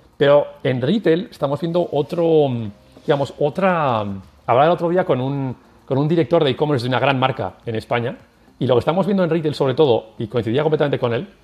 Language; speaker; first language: Spanish; native; Spanish